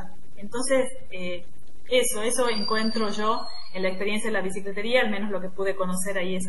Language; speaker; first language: Spanish; native; Spanish